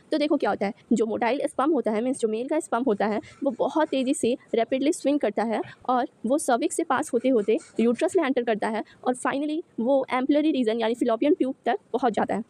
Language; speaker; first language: Hindi; native; Hindi